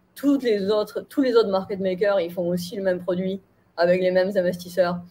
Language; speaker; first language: French; native; French